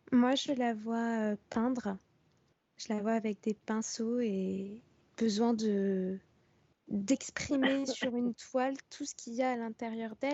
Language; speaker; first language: French; native; French